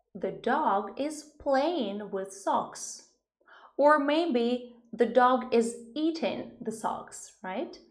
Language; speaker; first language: English; non-native, fluent; Ukrainian